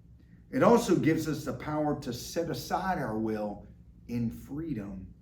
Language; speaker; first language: English; native; English